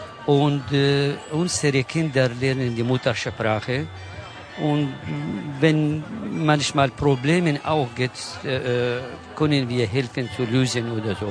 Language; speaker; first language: German; non-native, learner; Kurdish